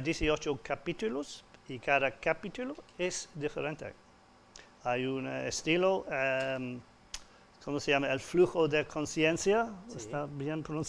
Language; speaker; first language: Spanish; non-native, fluent; English